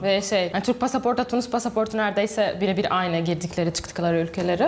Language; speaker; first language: Turkish; non-native, fluent; Arabic